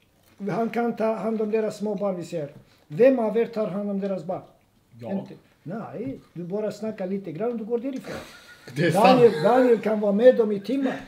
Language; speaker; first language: Swedish; non-native, fluent; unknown